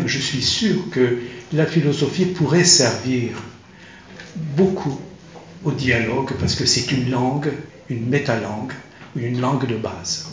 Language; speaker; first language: French; non-native, fluent; Turkish